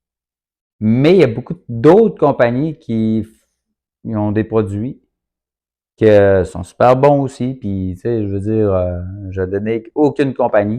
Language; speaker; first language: French; native; French